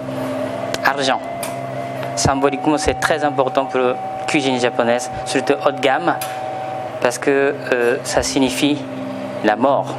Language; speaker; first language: French; non-native, fluent; Japanese